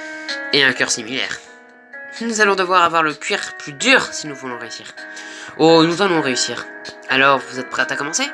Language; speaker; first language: French; native; French